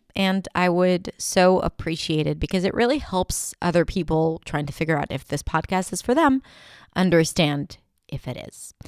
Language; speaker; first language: English; non-native, fluent; Hebrew